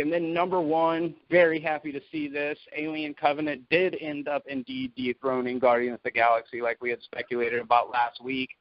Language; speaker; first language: English; native; English